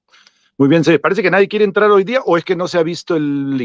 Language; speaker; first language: Spanish; native; Spanish